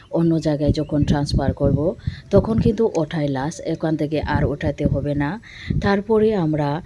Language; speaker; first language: Bangla; non-native, local second language; Bodo